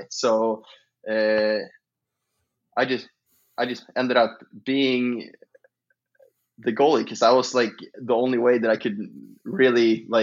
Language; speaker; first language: English; non-native, fluent; Swedish